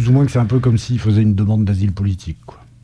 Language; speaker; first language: French; native; French